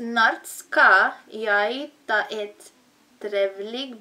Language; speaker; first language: Swedish; non-native, learner; Italian